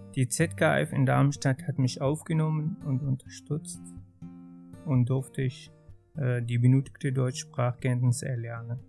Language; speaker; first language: German; non-native, fluent; Arabic